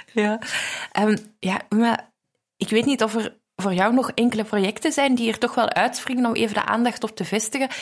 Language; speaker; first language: Dutch; native; Dutch